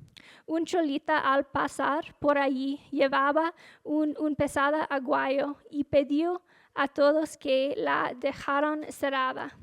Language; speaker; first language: Spanish; non-native, fluent; English